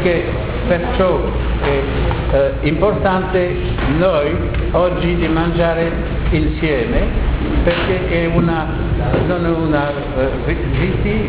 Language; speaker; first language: Italian; non-native, learner; French